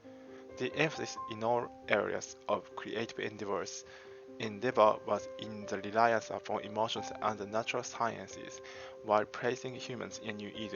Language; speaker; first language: English; non-native, fluent; Japanese